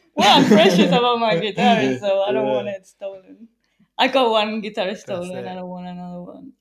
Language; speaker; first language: English; non-native, fluent; Spanish